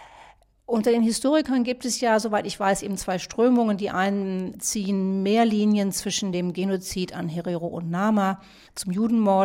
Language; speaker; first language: German; native; German